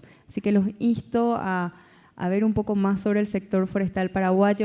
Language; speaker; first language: Spanish; native; Spanish